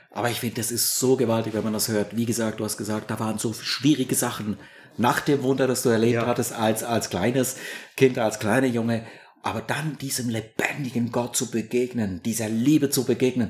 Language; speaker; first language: German; native; German